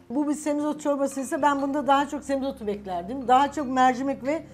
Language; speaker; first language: Turkish; native; Turkish